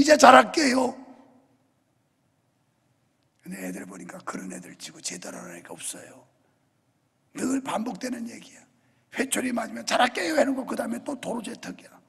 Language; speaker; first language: Korean; native; Korean